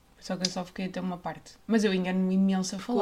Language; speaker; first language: Portuguese; native; Portuguese